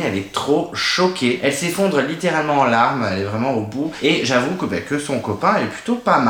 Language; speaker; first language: French; native; French